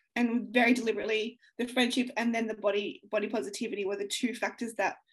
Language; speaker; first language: English; native; English